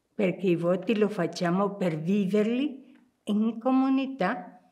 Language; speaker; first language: Italian; non-native, fluent; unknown